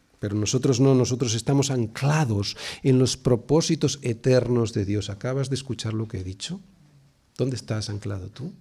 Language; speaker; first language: Spanish; native; Spanish